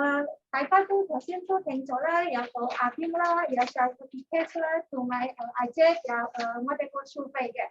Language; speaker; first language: Cantonese; non-native, learner; Indonesian